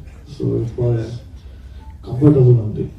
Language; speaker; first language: Tamil; non-native, learner; Kannada